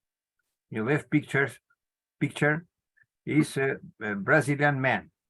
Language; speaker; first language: English; non-native, learner; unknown